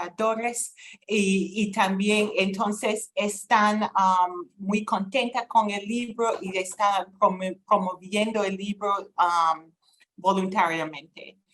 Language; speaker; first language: Spanish; non-native, fluent; English